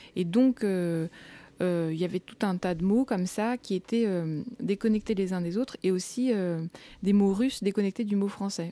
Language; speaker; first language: French; early bilingual, other home language; Russian